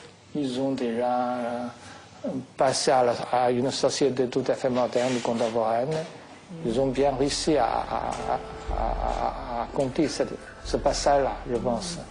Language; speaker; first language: French; non-native, fluent; Chinese